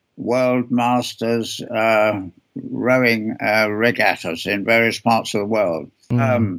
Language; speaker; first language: English; native; English